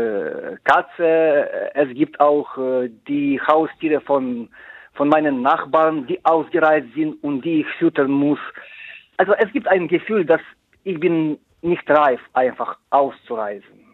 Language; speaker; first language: German; non-native, fluent; Ukrainian